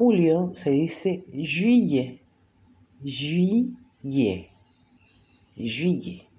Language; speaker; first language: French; non-native, fluent; Spanish